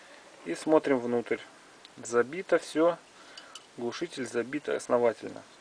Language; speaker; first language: Russian; native; Russian